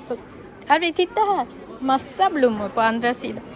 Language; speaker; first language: Swedish; non-native, learner; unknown